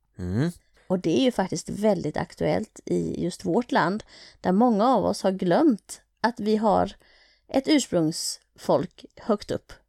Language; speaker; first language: Swedish; early bilingual, other home language; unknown